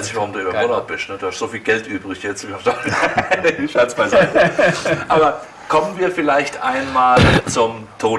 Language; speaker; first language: German; native; German